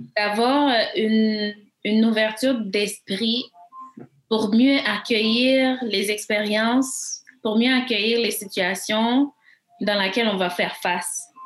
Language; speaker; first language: French; early bilingual, other home language; Haitian Creole